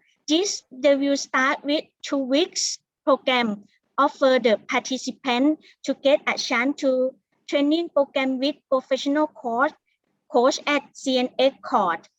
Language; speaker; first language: English; non-native, learner; Thai